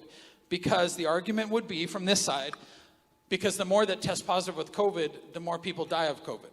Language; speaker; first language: English; native; English